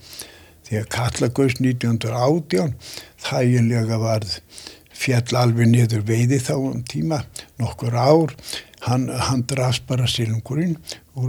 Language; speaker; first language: Icelandic; native; Icelandic